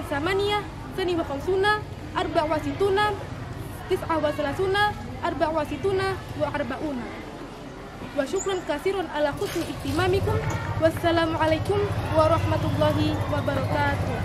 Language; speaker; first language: Arabic; non-native, learner; Indonesian